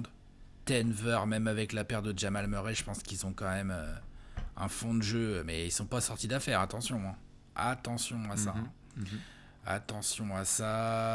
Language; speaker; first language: French; native; French